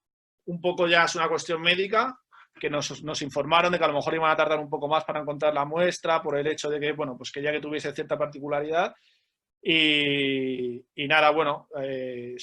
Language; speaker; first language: Spanish; native; Spanish